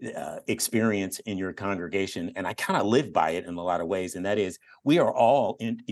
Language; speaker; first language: English; native; English